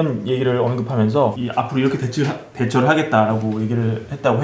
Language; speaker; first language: Korean; native; Korean